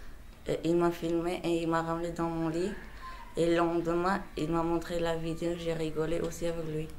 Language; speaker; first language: French; non-native, learner; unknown